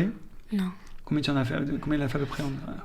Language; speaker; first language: French; native; French